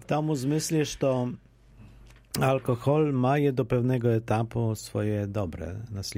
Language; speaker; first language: Polish; non-native, local second language; Ukrainian